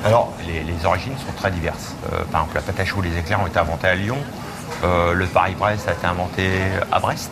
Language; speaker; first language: French; native; French